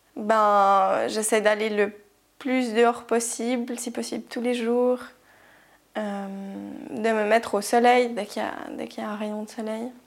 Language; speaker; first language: French; native; French